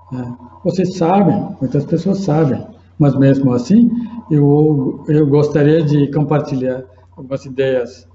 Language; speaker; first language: Portuguese; non-native, fluent; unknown